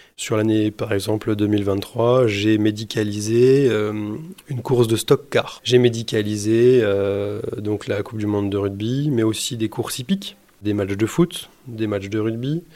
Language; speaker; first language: French; native; French